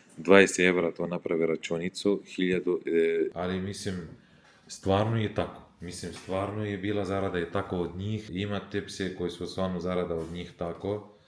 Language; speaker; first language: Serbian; non-native, learner; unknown